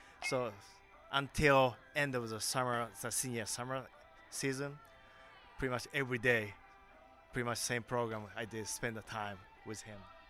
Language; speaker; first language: English; non-native, fluent; Japanese